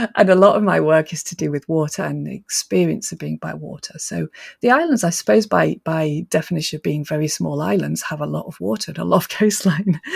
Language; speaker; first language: English; native; English